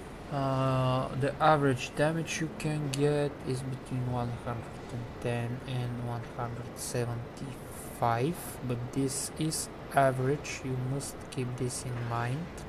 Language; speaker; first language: English; non-native, fluent; Bulgarian